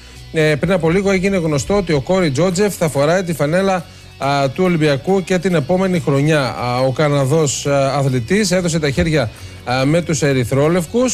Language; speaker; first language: Greek; native; Greek